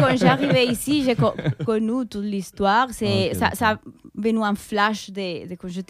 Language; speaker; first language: French; non-native, fluent; Spanish